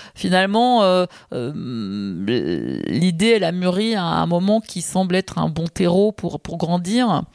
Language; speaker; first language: French; native; French